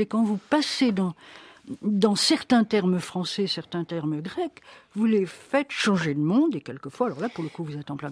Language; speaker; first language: French; native; French